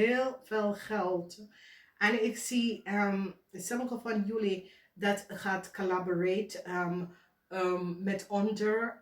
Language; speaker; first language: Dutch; non-native, learner; English